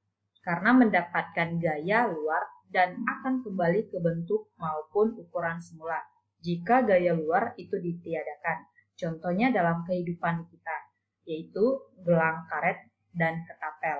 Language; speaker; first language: Indonesian; native; Indonesian